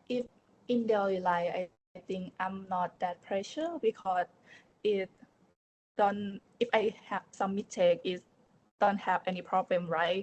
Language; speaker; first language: English; non-native, learner; Thai